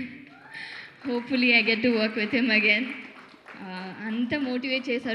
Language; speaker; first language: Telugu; non-native, learner; Tamil